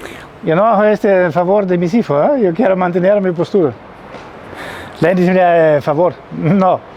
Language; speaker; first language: Spanish; non-native, learner; German